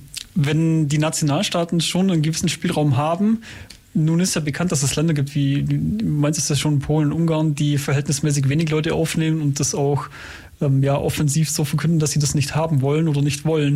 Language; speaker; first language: German; native; German